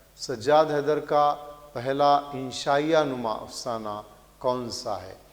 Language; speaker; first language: Urdu; native; Urdu